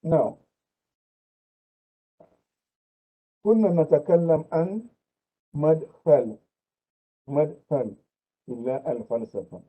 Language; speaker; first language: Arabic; non-native, fluent; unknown